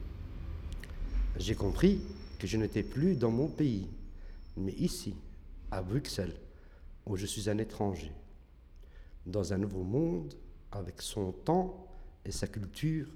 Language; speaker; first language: French; early bilingual, other home language; Arabic